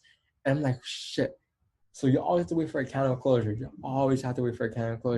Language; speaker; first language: English; native; English